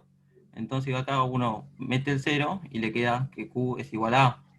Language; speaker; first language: Spanish; native; Spanish